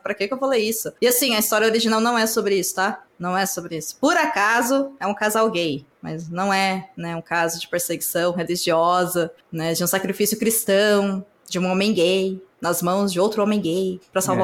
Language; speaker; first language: Portuguese; native; Portuguese